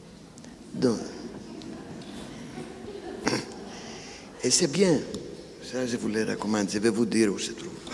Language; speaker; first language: French; non-native, fluent; Greek